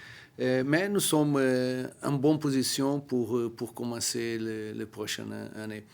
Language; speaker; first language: French; non-native, learner; Portuguese